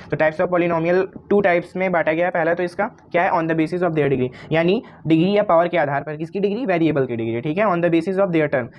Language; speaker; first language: Hindi; native; Hindi